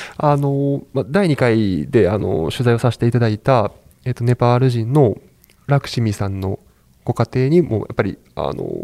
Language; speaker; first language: Japanese; native; Japanese